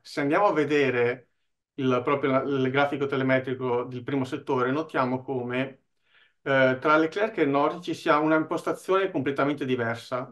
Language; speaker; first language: Italian; native; Italian